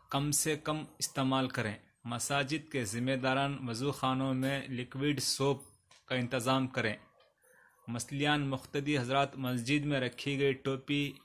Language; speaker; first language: Hindi; non-native, local second language; Urdu